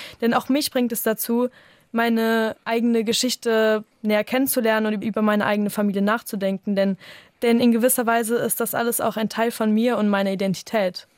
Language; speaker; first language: German; early bilingual, other home language; Italian